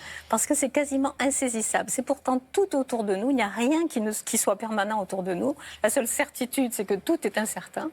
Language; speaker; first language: French; native; French